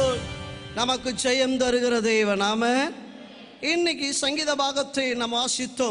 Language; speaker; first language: Tamil; native; Tamil